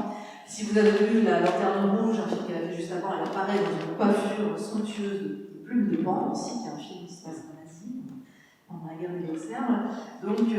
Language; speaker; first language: French; native; French